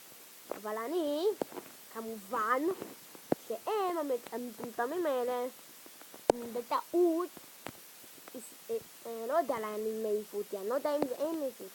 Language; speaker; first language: Hebrew; native; Hebrew